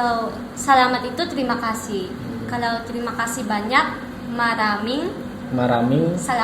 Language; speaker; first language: Indonesian; non-native, learner; Filipino